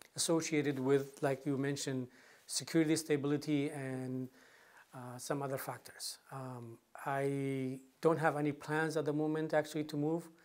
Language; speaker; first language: English; non-native, fluent; Kurdish